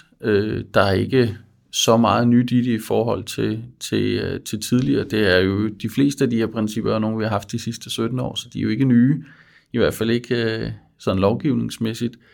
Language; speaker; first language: Danish; native; Danish